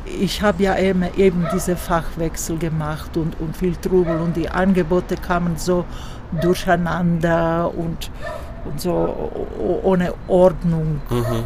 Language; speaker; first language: German; non-native, fluent; Croatian